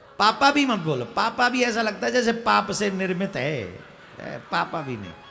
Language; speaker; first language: Hindi; native; Hindi